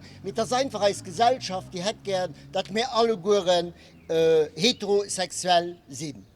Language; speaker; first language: German; non-native, local second language; Luxembourgish